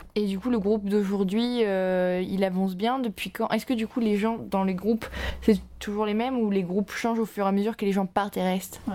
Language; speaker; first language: French; native; French